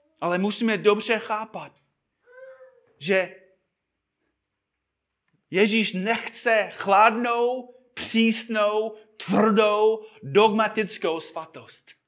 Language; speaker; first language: Czech; non-native, fluent; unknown